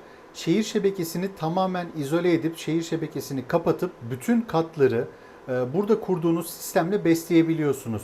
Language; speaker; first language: Turkish; native; Turkish